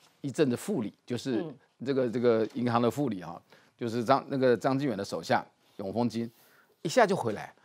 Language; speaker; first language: Chinese; native; Chinese